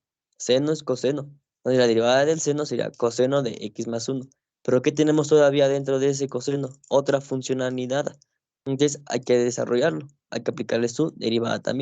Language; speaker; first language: Spanish; native; Spanish